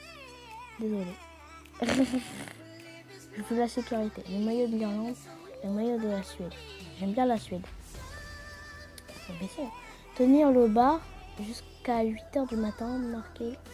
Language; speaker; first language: French; native; French